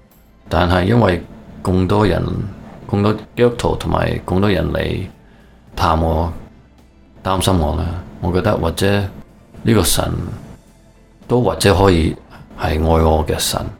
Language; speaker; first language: Cantonese; early bilingual, heritage; Cantonese